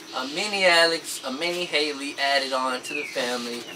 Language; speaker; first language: English; native; English